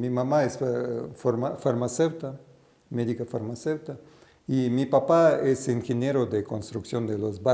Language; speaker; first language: Spanish; non-native, fluent; Russian